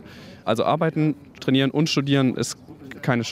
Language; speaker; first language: German; native; German